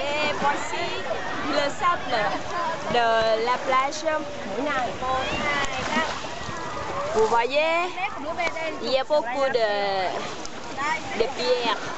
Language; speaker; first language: French; non-native, learner; Vietnamese